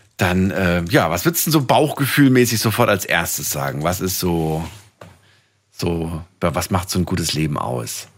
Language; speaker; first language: German; native; German